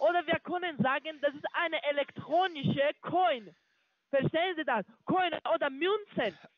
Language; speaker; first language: German; non-native, learner; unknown